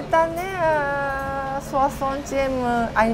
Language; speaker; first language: French; non-native, learner; Japanese